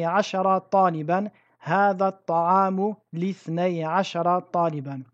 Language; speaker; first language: Arabic; non-native, fluent; French